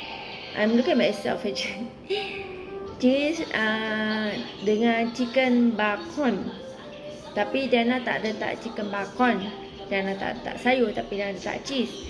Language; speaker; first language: Malay; native; Malay